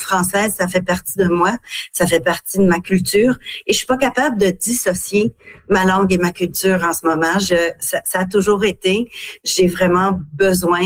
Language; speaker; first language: French; native; French